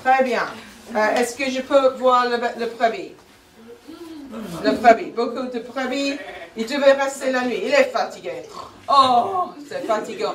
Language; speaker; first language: French; non-native, fluent; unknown